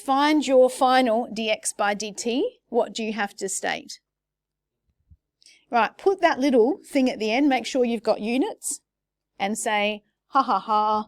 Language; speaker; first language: English; native; English